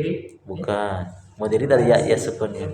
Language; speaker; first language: Indonesian; native; Indonesian